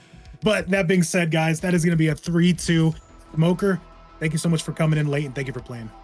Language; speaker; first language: English; native; English